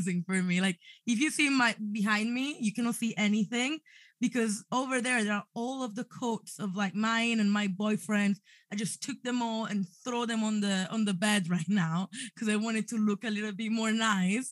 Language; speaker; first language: English; non-native, fluent; Italian